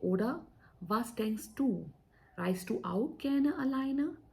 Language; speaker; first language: German; non-native, fluent; Hindi